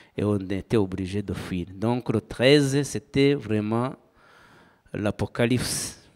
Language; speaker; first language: French; non-native, local second language; Kinyarwanda